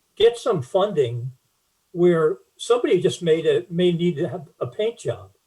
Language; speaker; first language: English; native; English